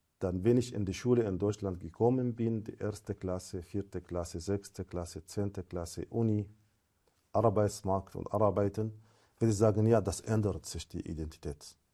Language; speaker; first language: German; non-native, fluent; Arabic